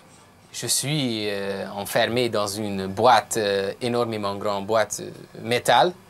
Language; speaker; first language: French; non-native, learner; Spanish